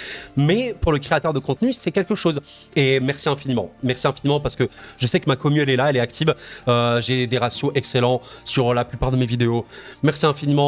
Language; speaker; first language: French; native; French